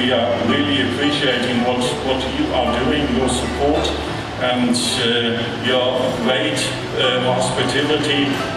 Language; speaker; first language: English; non-native, fluent; German